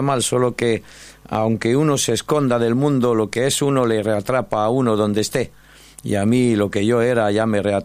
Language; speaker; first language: Spanish; non-native, fluent; French